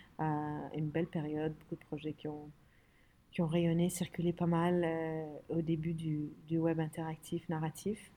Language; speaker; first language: French; early bilingual, other home language; Arabic